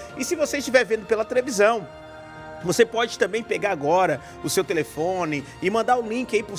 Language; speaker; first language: Portuguese; native; Portuguese